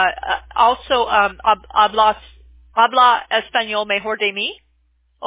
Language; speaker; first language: Spanish; non-native, learner; English